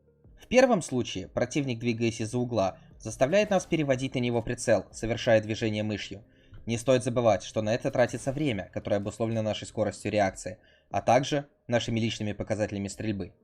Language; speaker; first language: Russian; native; Russian